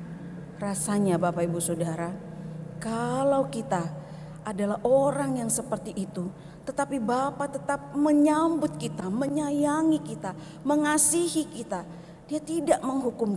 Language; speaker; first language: Indonesian; native; Indonesian